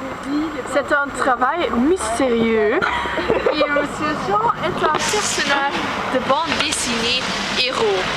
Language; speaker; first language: French; non-native, learner; Dutch